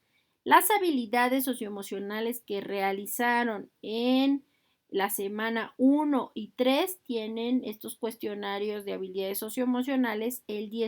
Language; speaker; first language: Spanish; native; Spanish